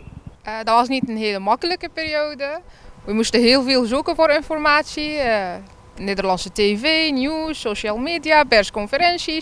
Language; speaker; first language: Dutch; non-native, fluent; Arabic